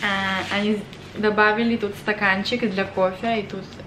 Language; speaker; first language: Russian; early bilingual, other home language; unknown